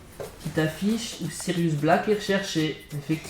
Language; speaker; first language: French; native; French